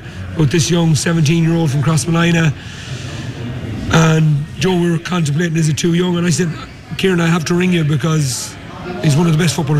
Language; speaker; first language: English; native; English